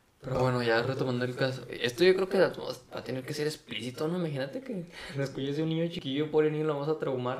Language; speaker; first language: Spanish; native; Spanish